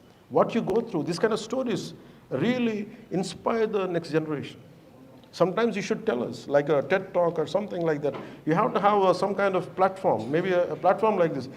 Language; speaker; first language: English; non-native, local second language; Telugu